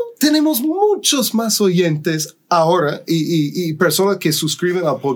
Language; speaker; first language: Spanish; non-native, fluent; English